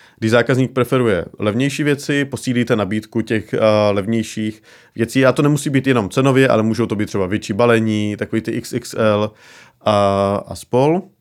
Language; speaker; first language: Czech; native; Czech